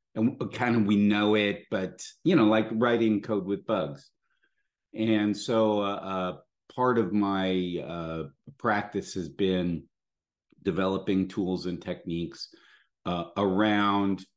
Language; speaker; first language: English; native; English